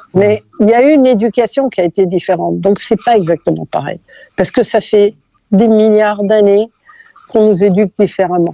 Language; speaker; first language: French; early bilingual, other home language; Catalan